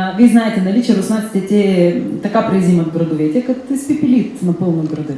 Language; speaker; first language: Bulgarian; early bilingual, heritage; Bulgarian